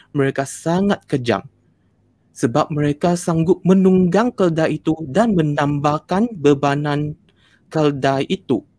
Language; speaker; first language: Malay; non-native, local second language; Chinese